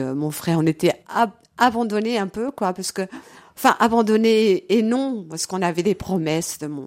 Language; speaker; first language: French; early bilingual, other home language; Portuguese